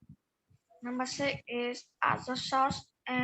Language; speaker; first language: English; non-native, learner; Vietnamese